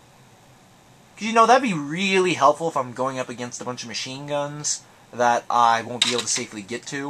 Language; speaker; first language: English; native; English